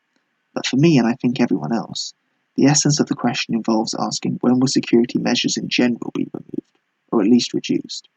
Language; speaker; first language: English; native; English